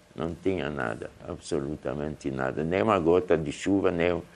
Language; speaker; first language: Portuguese; early bilingual, other home language; Hungarian